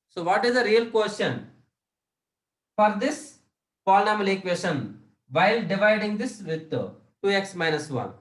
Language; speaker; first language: English; non-native, local second language; Telugu